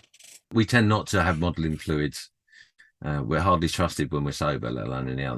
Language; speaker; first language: English; native; English